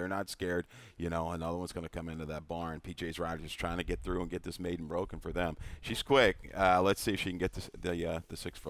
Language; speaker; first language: English; native; English